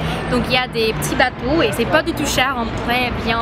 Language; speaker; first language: French; non-native, fluent; English